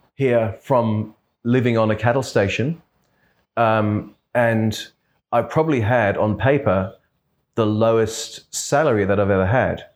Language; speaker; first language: English; native; English